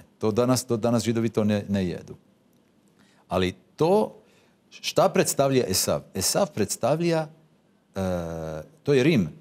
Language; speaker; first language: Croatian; non-native, fluent; Hebrew